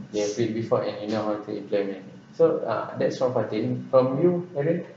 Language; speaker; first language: English; non-native, local second language; Malay